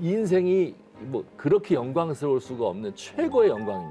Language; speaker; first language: Korean; native; Korean